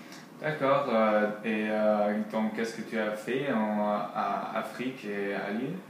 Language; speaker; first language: French; non-native, learner; English